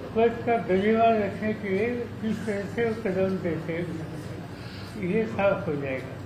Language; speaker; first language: Hindi; non-native, local second language; Marathi